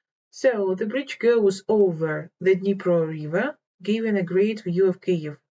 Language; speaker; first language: English; non-native, fluent; Ukrainian